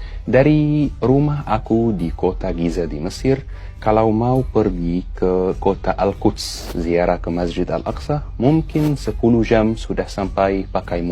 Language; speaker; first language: Indonesian; non-native, fluent; Arabic